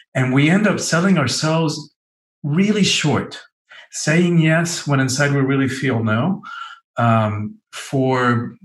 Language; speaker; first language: English; early bilingual, other home language; Spanish